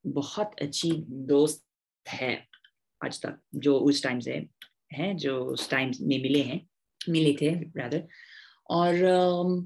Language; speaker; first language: Hindi; non-native, fluent; English